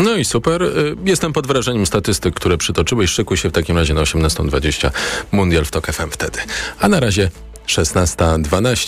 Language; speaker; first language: Polish; native; Polish